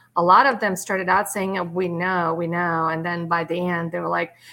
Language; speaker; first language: English; non-native, fluent; Russian